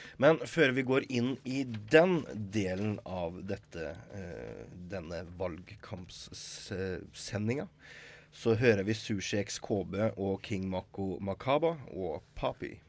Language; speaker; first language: Norwegian; native; Norwegian